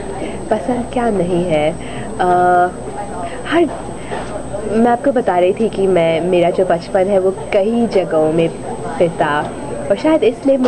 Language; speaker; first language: Hindi; native; Hindi